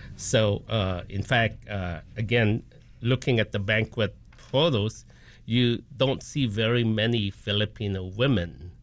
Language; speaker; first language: English; non-native, local second language; Filipino